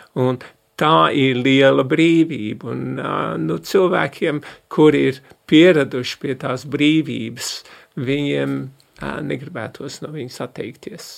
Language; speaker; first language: Latvian; early bilingual, heritage; Latvian